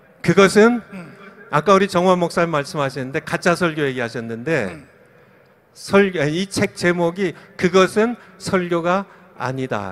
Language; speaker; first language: Korean; native; Korean